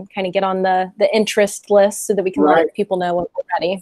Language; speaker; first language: English; native; English